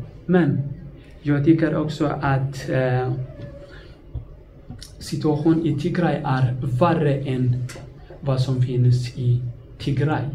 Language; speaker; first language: Swedish; non-native, fluent; Tigrinya